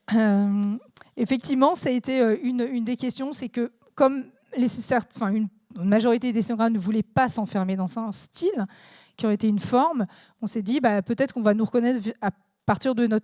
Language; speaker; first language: French; native; French